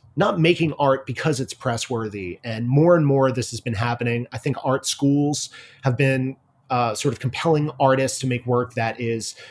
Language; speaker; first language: English; native; English